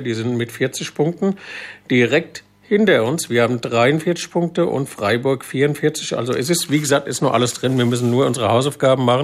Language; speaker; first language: German; native; German